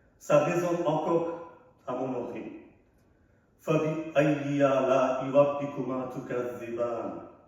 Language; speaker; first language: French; non-native, fluent; Arabic